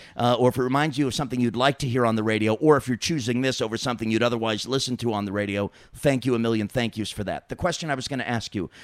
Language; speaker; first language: English; native; English